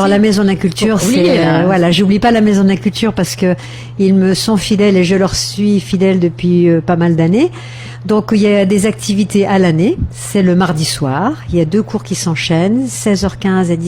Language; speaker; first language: French; native; French